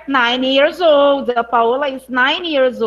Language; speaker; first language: English; non-native, fluent; Portuguese